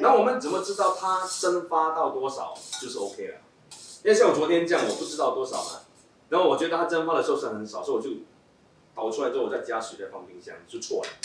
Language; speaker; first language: Chinese; native; Chinese